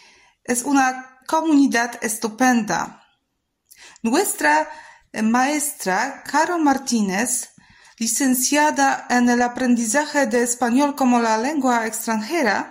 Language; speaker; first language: Spanish; non-native, fluent; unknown